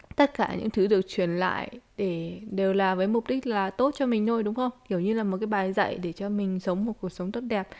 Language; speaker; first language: Vietnamese; early bilingual, heritage; Vietnamese